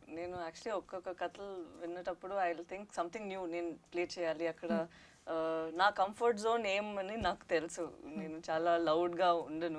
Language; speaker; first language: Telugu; non-native, learner; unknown